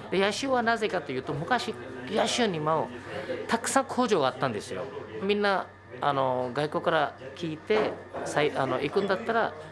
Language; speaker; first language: Japanese; non-native, fluent; Urdu